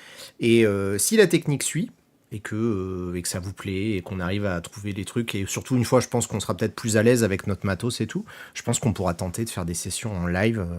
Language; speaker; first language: French; native; French